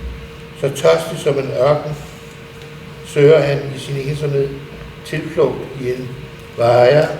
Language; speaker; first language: Danish; native; Danish